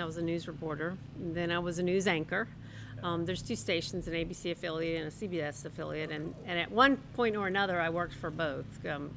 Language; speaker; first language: English; native; English